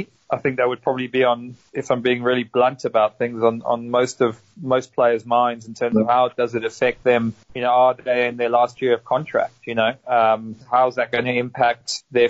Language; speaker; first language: English; native; English